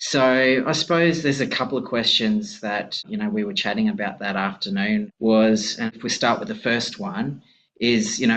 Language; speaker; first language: English; native; English